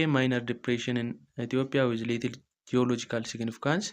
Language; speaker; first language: English; non-native, local second language; Amharic